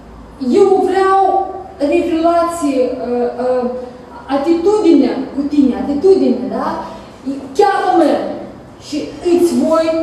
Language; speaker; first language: Romanian; non-native, learner; Russian